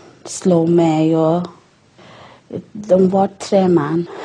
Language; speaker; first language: Swedish; non-native, learner; Persian